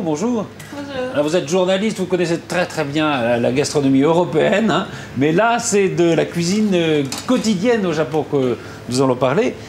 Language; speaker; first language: French; native; French